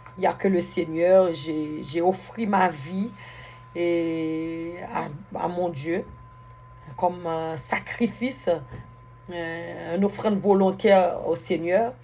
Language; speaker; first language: French; non-native, local second language; Haitian Creole